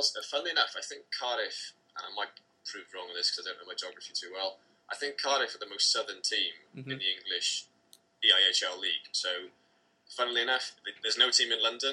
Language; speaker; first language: English; native; English